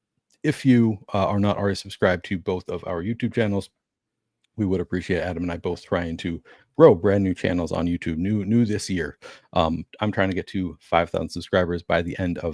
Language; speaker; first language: English; native; English